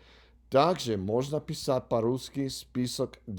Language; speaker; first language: Russian; non-native, learner; English